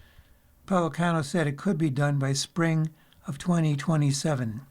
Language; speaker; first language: English; native; English